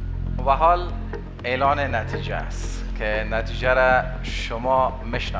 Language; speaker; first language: Persian; native; Persian